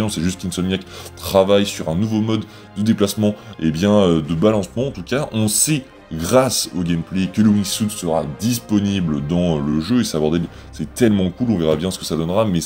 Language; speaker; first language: French; native; French